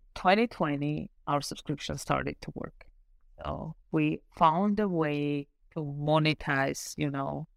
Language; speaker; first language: English; non-native, fluent; Armenian